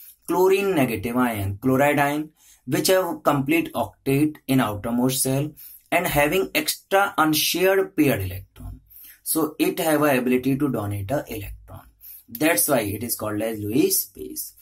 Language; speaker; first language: English; non-native, local second language; Hindi